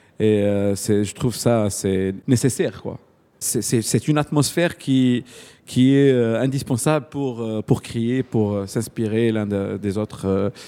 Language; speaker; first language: French; non-native, local second language; Arabic